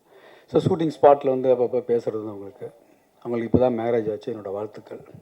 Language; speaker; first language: Tamil; native; Tamil